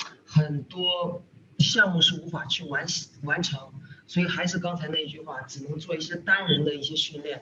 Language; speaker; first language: Chinese; native; Chinese